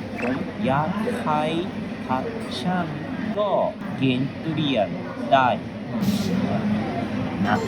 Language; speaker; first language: Thai; non-native, learner; Japanese